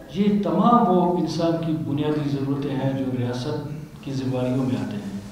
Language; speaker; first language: Urdu; non-native, local second language; Baluchi